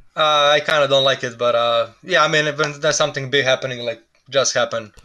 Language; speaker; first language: English; non-native, fluent; Serbian